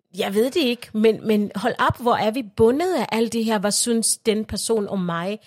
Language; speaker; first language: Danish; non-native, fluent; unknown